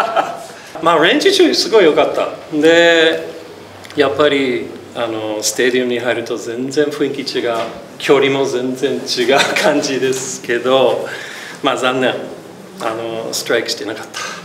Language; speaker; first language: Japanese; non-native, fluent; English